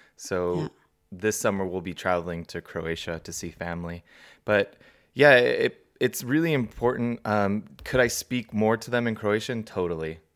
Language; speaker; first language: English; native; English